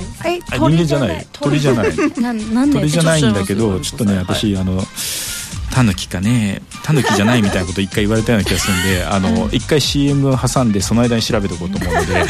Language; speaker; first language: Japanese; native; Japanese